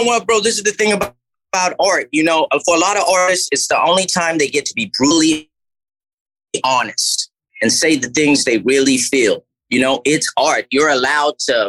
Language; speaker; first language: English; native; English